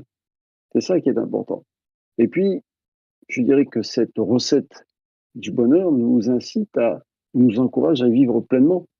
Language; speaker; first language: French; native; French